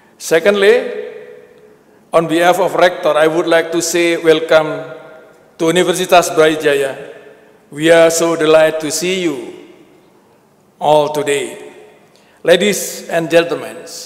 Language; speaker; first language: English; non-native, learner; Indonesian